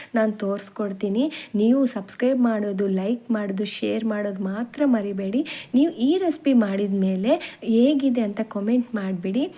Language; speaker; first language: Kannada; non-native, local second language; Telugu